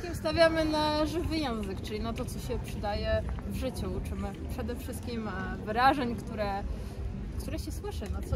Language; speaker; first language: Polish; native; Polish